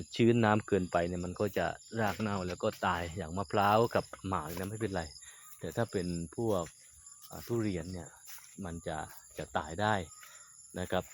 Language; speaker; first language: Thai; non-native, local second language; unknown